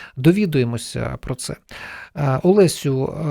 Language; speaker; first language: Ukrainian; native; Ukrainian